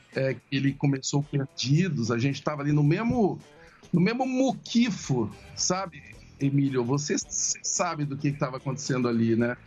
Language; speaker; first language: Portuguese; native; Portuguese